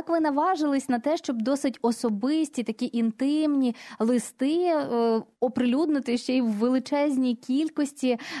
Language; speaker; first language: Ukrainian; native; Ukrainian